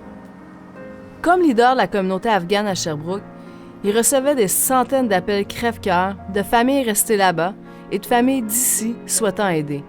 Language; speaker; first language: French; native; French